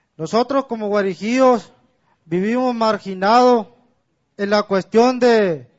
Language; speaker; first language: Spanish; native; Spanish